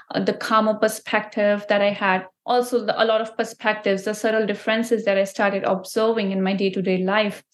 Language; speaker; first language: English; non-native, local second language; Punjabi